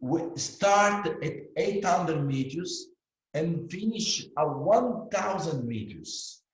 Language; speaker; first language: English; non-native, learner; Italian